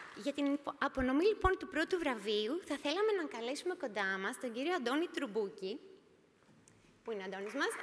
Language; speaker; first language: Greek; native; Greek